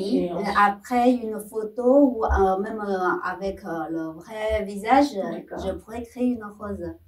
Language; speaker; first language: French; non-native, fluent; Chinese